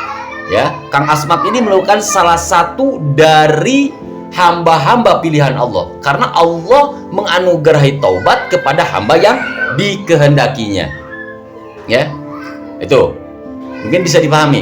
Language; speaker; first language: Indonesian; native; Indonesian